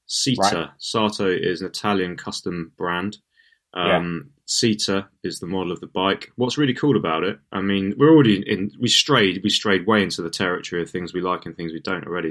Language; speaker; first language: English; native; English